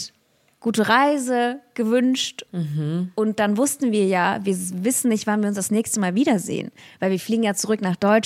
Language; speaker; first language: German; early bilingual, other home language; Russian